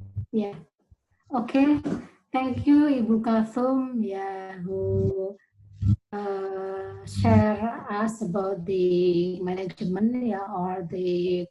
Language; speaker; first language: English; non-native, learner; Indonesian